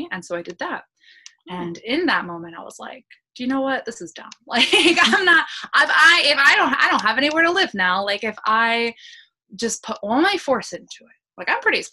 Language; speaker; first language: English; early bilingual, other home language; Polish